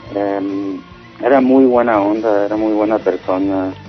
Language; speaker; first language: Spanish; early bilingual, heritage; Spanish